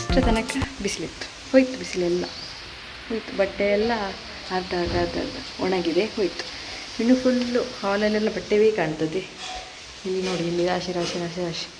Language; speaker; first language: Kannada; non-native, local second language; Tulu